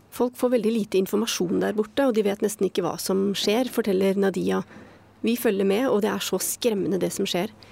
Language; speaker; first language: Norwegian; native; Norwegian